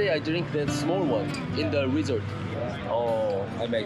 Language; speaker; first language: English; non-native, learner; Korean